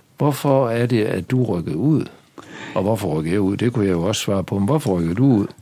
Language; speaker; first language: Danish; native; Danish